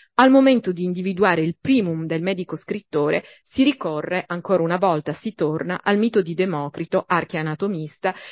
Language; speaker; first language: Italian; native; Italian